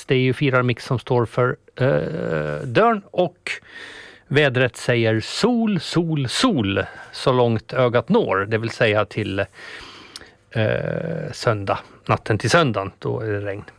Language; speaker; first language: Swedish; native; Swedish